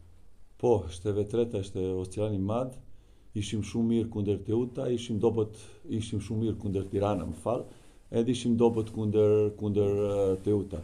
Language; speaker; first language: Albanian; non-native, learner; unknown